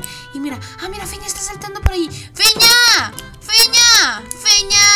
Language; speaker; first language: Spanish; native; Spanish